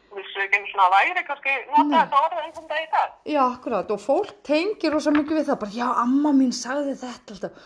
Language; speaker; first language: Icelandic; non-native, fluent; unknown